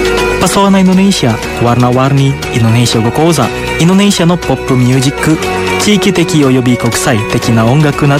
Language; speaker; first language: Japanese; non-native, fluent; Indonesian